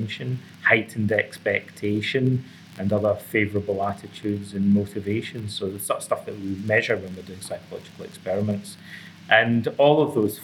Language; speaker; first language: English; native; English